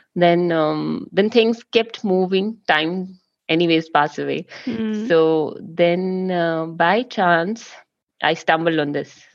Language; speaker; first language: English; non-native, local second language; Hindi